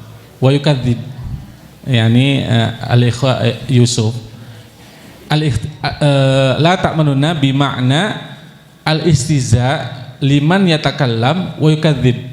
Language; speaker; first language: Arabic; non-native, fluent; Indonesian